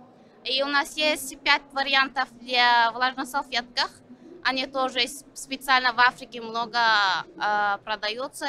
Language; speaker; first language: Russian; non-native, learner; Turkish